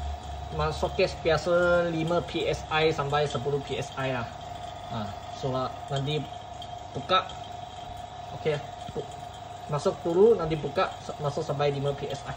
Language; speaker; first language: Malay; non-native, local second language; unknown